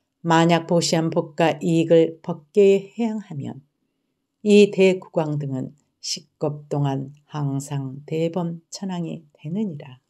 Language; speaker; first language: Korean; native; Korean